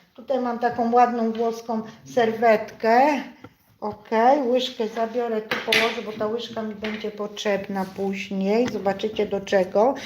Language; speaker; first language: Polish; native; Polish